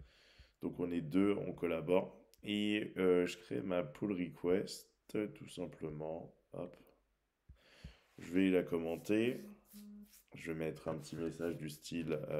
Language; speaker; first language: French; native; French